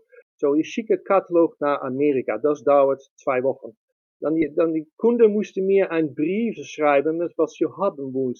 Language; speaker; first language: German; non-native, learner; Dutch